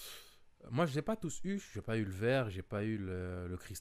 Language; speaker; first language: French; native; French